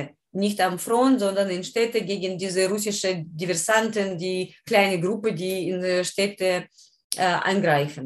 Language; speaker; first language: German; non-native, learner; Ukrainian